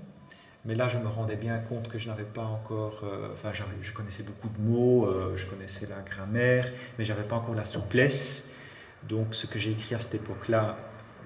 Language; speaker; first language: French; native; French